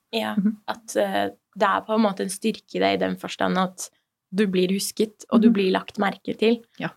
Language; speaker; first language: Norwegian; early bilingual, other home language; Persian